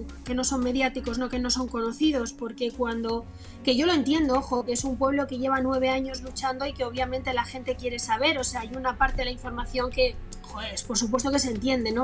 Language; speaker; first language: Spanish; native; Spanish